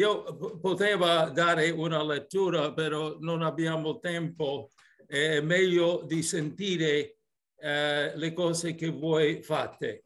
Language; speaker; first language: Italian; early bilingual, heritage; English